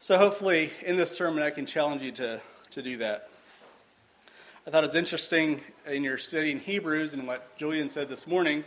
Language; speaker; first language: English; native; English